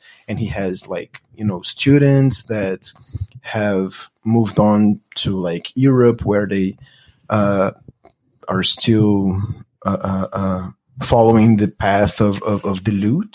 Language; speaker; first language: English; non-native, fluent; Portuguese